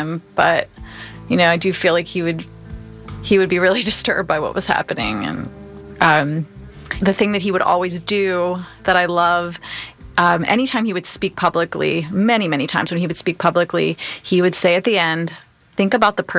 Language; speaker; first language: English; non-native, local second language; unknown